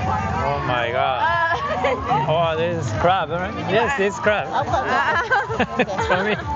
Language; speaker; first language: English; non-native, fluent; French